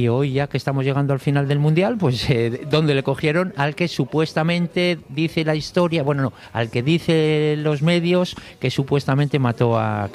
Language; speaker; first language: Spanish; native; Spanish